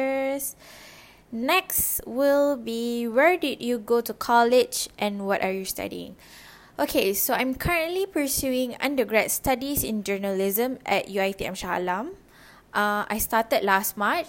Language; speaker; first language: English; non-native, local second language; Malay